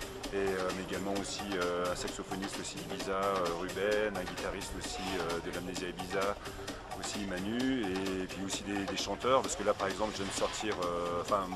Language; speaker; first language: French; native; French